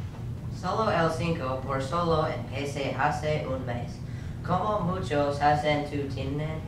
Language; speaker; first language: Spanish; non-native, learner; English